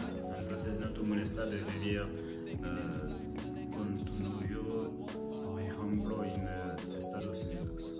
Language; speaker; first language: Spanish; non-native, learner; French